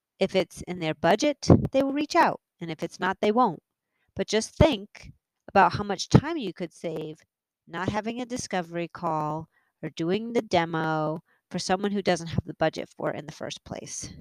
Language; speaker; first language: English; native; English